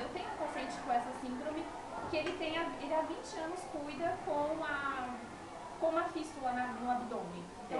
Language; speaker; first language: Portuguese; native; Portuguese